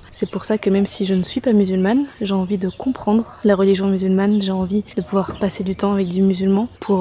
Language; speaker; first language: French; native; French